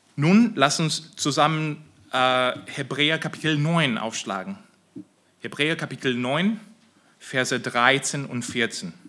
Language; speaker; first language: German; non-native, fluent; Spanish